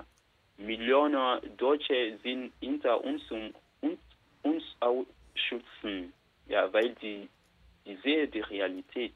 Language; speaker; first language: German; non-native, learner; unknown